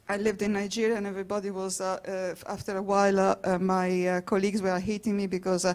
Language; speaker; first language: English; non-native, fluent; Italian